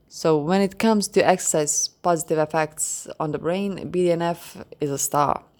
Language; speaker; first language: English; non-native, fluent; Croatian